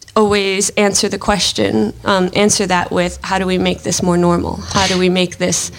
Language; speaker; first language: English; native; English